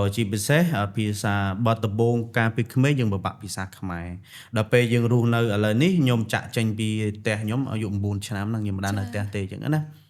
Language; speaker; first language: Khmer; non-native, local second language; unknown